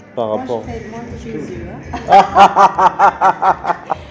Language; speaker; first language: French; non-native, fluent; English